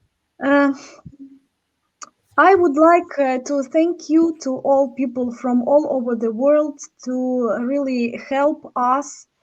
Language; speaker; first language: English; non-native, learner; Ukrainian